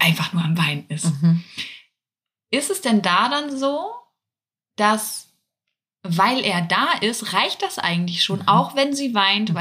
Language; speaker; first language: German; native; German